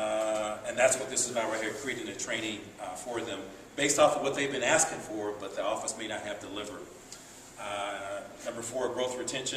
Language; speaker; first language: English; native; English